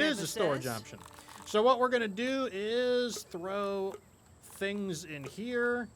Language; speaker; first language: English; native; English